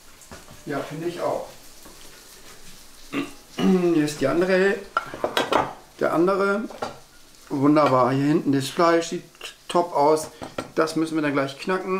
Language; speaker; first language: German; native; German